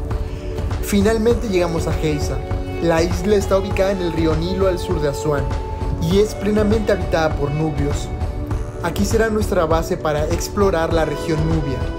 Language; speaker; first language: Spanish; native; Spanish